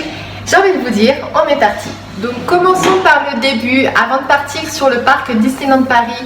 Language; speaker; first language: French; native; French